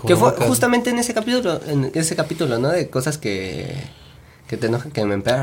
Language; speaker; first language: Spanish; native; Spanish